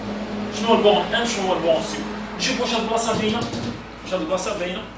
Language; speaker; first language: Arabic; native; Arabic